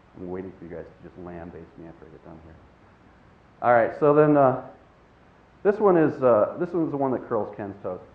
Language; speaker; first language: English; native; English